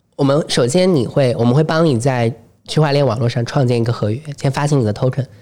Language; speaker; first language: Chinese; native; Chinese